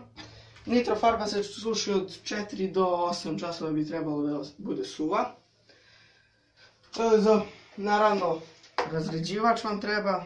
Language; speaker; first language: Serbian; native; Serbian